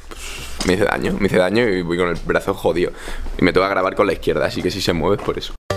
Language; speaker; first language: Spanish; native; Spanish